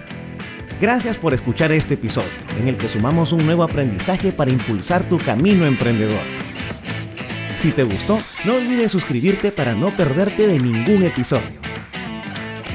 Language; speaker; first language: Spanish; native; Spanish